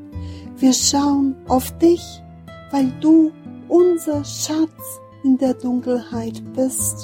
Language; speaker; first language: German; non-native, fluent; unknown